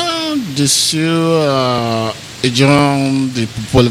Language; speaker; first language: French; non-native, learner; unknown